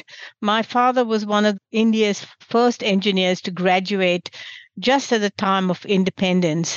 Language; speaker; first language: English; non-native, local second language; Gujarati